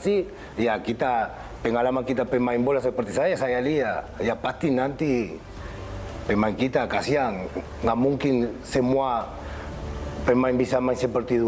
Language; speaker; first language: Indonesian; non-native, fluent; Spanish